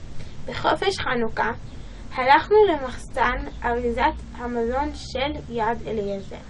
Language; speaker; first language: Hebrew; early bilingual, other home language; English